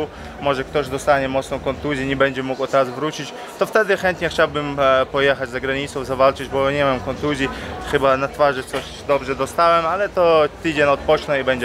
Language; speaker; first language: Polish; non-native, fluent; Chechen